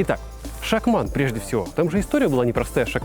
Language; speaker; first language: Russian; native; Russian